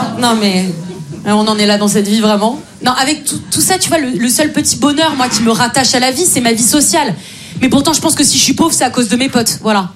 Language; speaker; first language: French; native; French